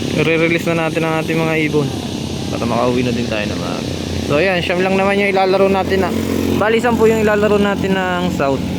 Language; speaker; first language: Filipino; native; Filipino